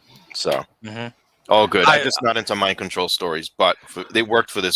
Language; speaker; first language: English; native; English